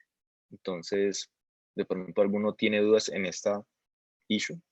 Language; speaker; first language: Spanish; native; Spanish